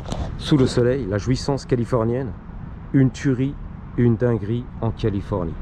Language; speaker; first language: French; native; French